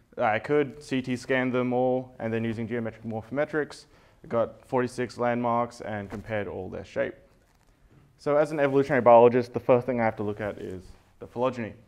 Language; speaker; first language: English; native; English